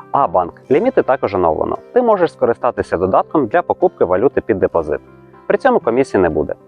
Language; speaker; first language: Ukrainian; native; Ukrainian